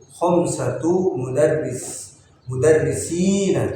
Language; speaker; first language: Arabic; non-native, fluent; Indonesian